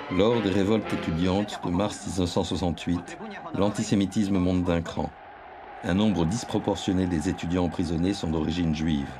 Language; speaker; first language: French; native; French